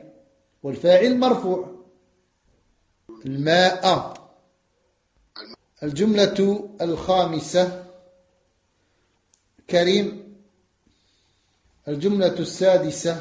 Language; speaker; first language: Arabic; non-native, fluent; French